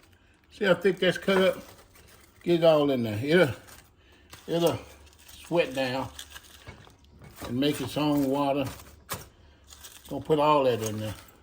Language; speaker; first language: English; native; English